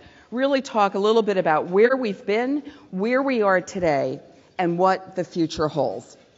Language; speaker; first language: English; native; English